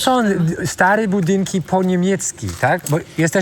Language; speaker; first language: Polish; non-native, learner; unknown